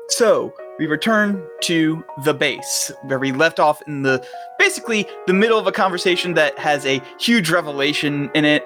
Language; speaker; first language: English; native; English